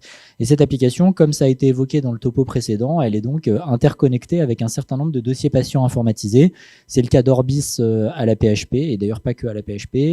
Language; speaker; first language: French; native; French